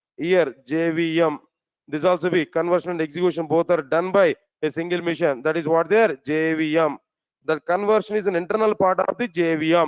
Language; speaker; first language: English; non-native, local second language; Telugu